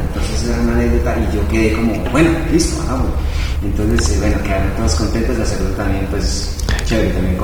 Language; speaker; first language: Spanish; native; Spanish